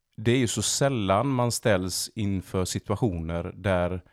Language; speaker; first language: Swedish; native; Swedish